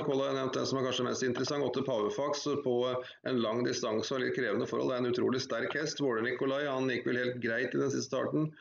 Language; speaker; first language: Norwegian; native; Norwegian